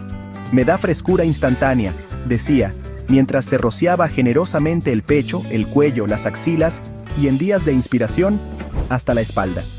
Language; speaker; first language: Spanish; native; Spanish